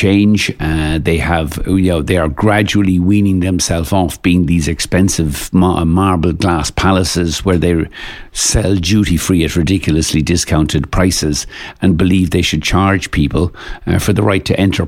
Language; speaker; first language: English; native; English